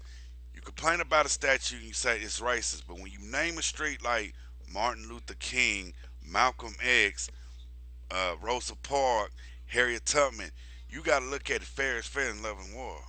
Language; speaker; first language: English; native; English